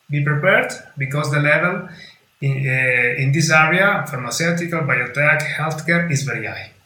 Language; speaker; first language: English; non-native, fluent; Italian